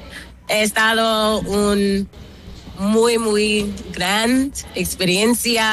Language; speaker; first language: Spanish; non-native, learner; English